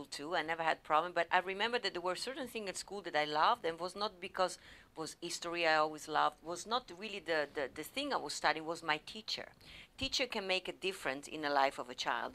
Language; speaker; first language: English; non-native, fluent; Italian